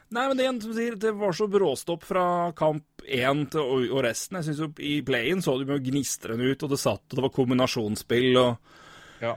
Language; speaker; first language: Norwegian; native; Norwegian